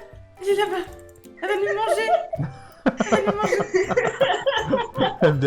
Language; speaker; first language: French; native; French